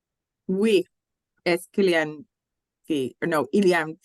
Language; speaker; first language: French; non-native, learner; English